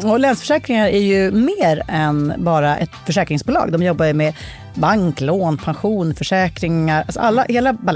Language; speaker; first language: Swedish; native; Swedish